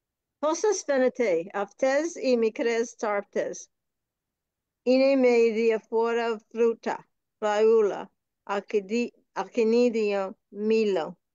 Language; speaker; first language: Greek; non-native, learner; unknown